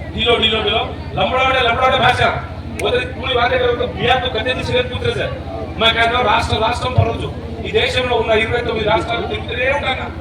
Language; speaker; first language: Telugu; non-native, local second language; Lambadi